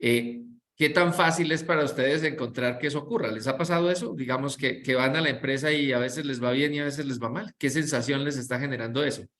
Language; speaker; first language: Spanish; native; Spanish